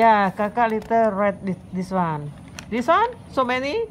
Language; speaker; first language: English; non-native, learner; Javanese